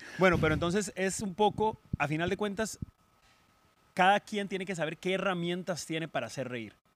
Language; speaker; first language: Spanish; native; Spanish